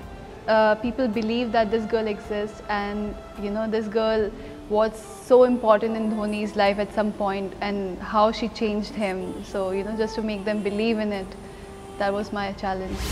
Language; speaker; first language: English; non-native, local second language; Hindi